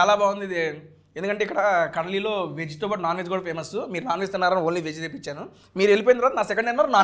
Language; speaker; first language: Telugu; native; Telugu